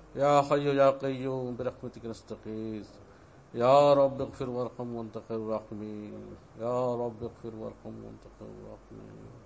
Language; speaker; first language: Urdu; native; Urdu